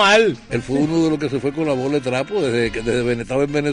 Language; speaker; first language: Spanish; native; Spanish